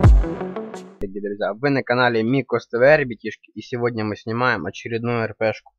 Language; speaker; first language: Russian; native; Russian